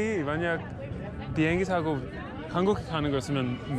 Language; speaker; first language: Korean; early bilingual, other home language; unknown